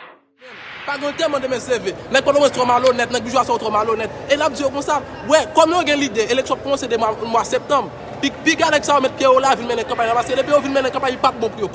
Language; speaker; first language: Haitian Creole; native; Haitian Creole